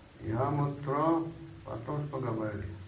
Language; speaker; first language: Russian; non-native, learner; Bangla